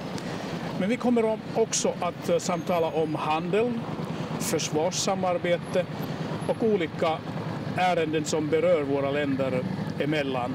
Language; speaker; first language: Swedish; non-native, local second language; Finnish